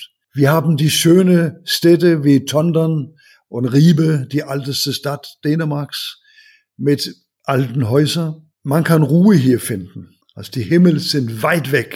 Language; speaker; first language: German; non-native, learner; Danish